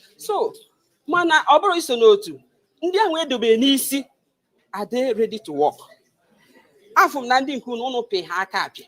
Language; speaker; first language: Igbo; native; Igbo